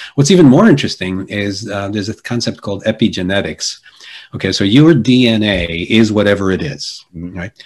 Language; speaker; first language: English; early bilingual, other home language; Polish